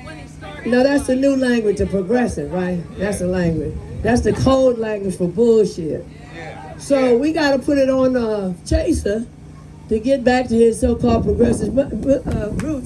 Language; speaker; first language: English; native; English